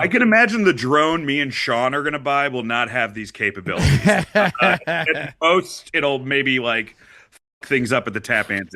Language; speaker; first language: English; native; English